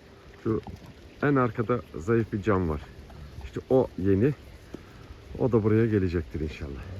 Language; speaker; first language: Turkish; native; Turkish